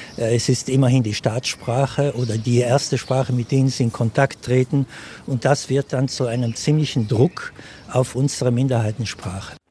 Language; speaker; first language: German; non-native, local second language; Ladin